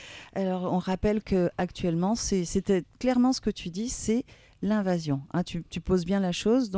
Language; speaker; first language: French; native; French